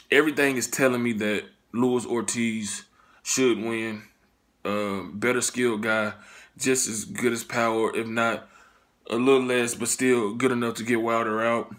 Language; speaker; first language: English; native; English